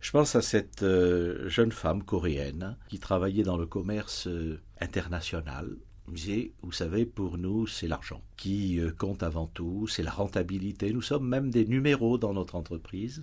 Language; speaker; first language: French; native; French